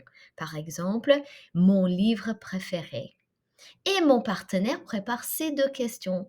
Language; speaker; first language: French; non-native, fluent; English